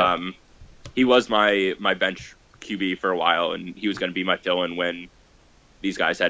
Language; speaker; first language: English; native; English